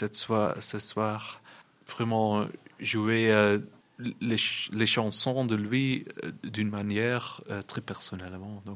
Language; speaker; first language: French; non-native, local second language; Dutch